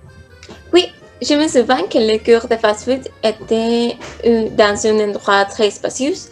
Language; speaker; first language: French; non-native, learner; Spanish